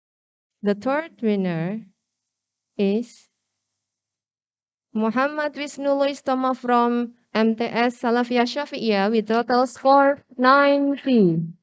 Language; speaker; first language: English; non-native, learner; Indonesian